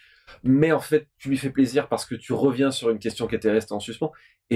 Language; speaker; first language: French; native; French